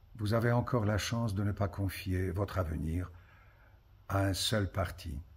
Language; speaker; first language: French; early bilingual, other home language; Polish